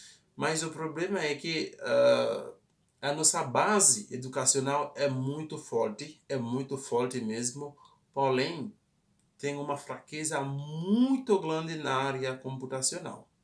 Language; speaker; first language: Portuguese; non-native, fluent; Haitian Creole